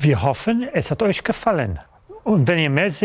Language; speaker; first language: German; early bilingual, other home language; Polish